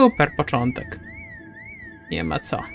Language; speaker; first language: Polish; native; Polish